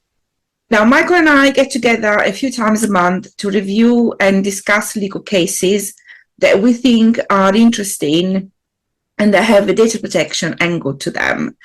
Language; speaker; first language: English; non-native, fluent; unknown